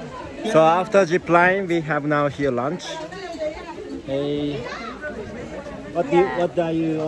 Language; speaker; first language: English; non-native, learner; Japanese